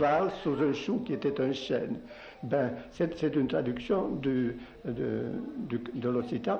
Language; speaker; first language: French; non-native, local second language; Occitan